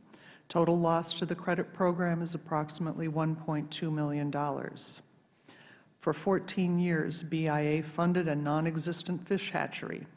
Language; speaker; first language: English; native; English